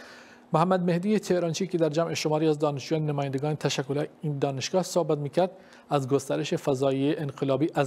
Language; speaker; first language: Persian; non-native, local second language; Kurdish